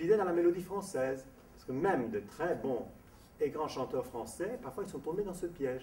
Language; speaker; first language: French; non-native, fluent; Italian